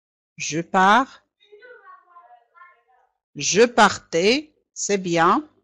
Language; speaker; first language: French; non-native, fluent; Arabic